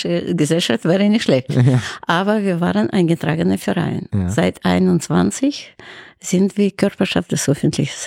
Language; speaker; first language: German; non-native, fluent; Russian